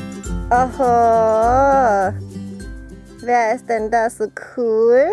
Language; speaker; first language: German; early bilingual, other home language; Thai